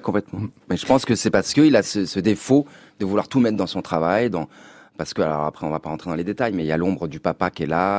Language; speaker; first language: French; native; French